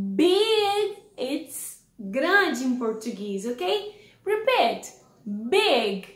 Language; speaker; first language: English; non-native, learner; Portuguese